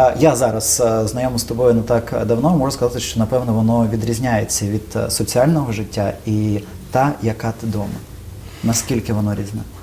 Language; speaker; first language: Ukrainian; native; Ukrainian